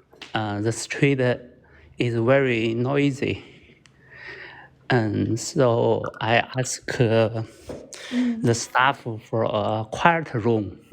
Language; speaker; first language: English; non-native, learner; Chinese